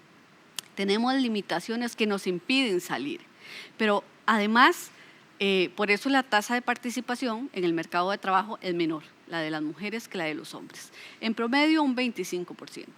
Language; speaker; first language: Spanish; native; Spanish